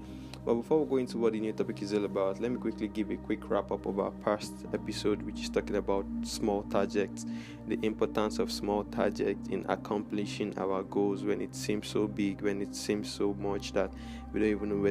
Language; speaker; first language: English; non-native, local second language; Yoruba